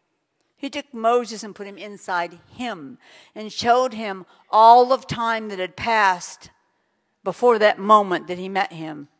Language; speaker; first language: English; native; English